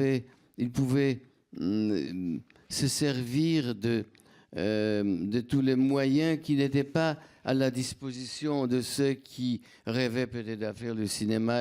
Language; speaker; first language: French; non-native, fluent; Polish